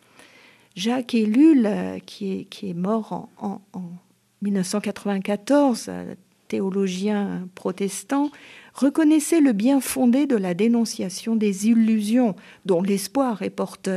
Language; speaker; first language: French; native; French